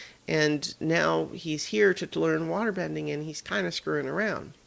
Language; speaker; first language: English; native; English